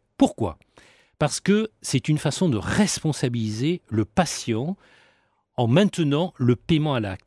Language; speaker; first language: French; native; French